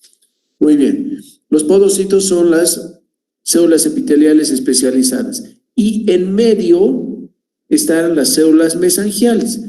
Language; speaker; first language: Spanish; native; Spanish